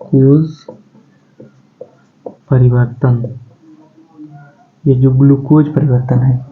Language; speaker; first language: Hindi; native; Hindi